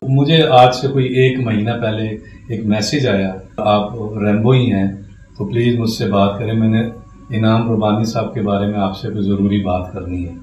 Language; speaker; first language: Urdu; non-native, local second language; Punjabi